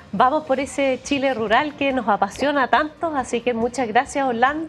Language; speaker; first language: Spanish; native; Spanish